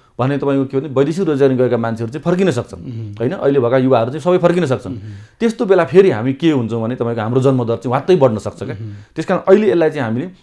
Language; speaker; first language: Nepali; native; Nepali